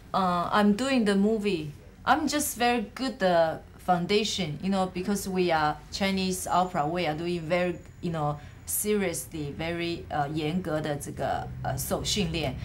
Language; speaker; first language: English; non-native, learner; Chinese